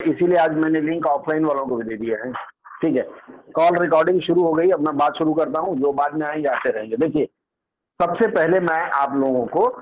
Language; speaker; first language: Hindi; native; Hindi